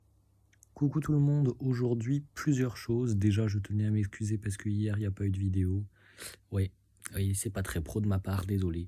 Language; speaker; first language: French; native; French